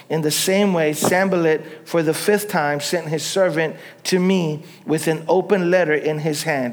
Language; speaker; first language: English; native; English